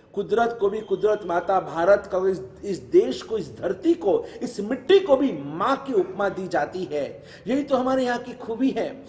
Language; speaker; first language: Hindi; non-native, local second language; Gujarati